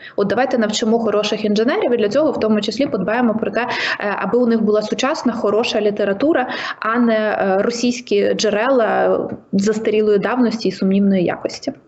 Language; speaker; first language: Ukrainian; native; Ukrainian